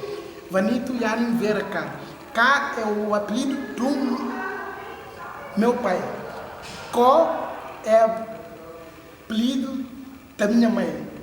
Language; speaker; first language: Portuguese; non-native, local second language; Upper Guinea Crioulo